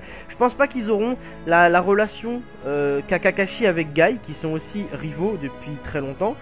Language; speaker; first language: French; native; French